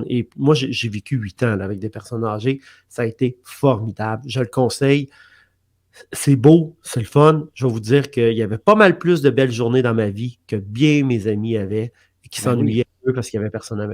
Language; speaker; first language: French; native; French